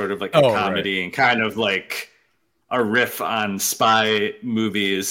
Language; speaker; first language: English; native; English